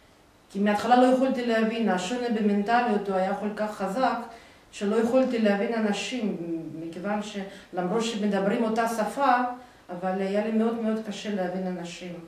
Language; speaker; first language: Hebrew; non-native, fluent; Russian